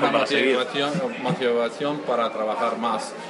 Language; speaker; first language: Spanish; non-native, learner; Croatian